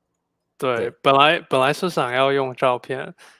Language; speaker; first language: Chinese; non-native, fluent; English